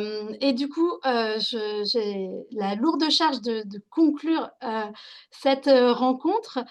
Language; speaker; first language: French; native; French